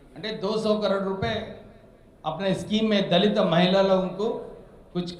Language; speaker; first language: Hindi; non-native, local second language; Telugu